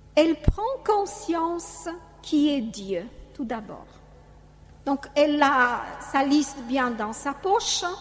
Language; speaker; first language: French; non-native, fluent; Polish